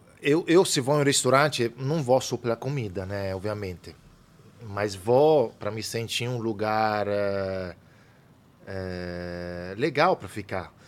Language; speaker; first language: Portuguese; non-native, fluent; Italian